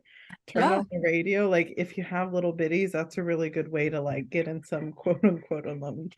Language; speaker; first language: English; native; English